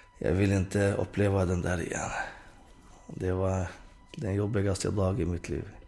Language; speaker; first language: Swedish; non-native, fluent; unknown